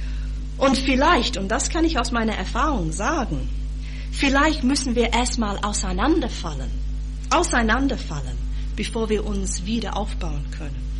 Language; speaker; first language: German; non-native, fluent; English